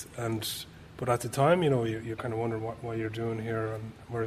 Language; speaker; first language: English; native; English